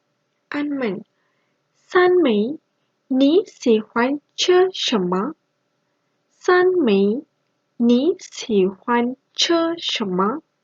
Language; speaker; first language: Chinese; non-native, local second language; Malay